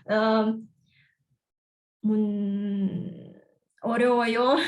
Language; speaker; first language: Korean; non-native, learner; Russian